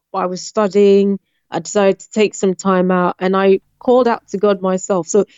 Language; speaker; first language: English; non-native, local second language; Yoruba